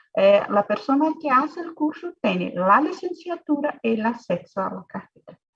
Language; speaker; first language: Spanish; non-native, fluent; Portuguese